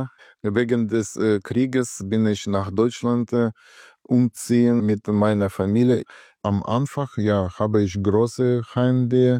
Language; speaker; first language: German; non-native, learner; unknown